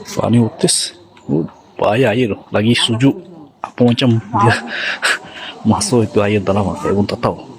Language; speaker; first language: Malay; non-native, learner; Bangla